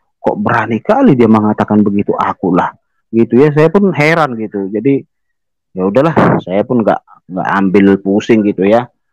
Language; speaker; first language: Indonesian; native; Indonesian